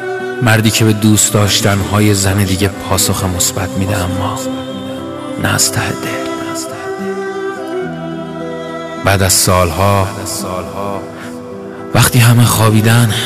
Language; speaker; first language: Persian; native; Persian